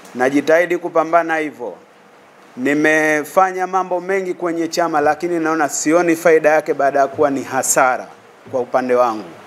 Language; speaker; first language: Swahili; native; Swahili